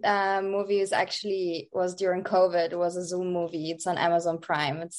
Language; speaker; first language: English; non-native, fluent; Dutch